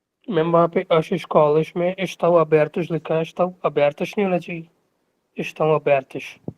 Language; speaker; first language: Portuguese; non-native, learner; Hindi